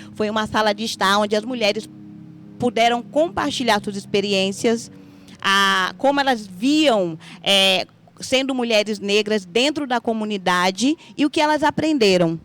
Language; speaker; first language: Portuguese; native; Portuguese